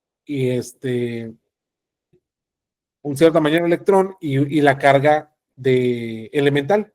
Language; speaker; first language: Spanish; native; Spanish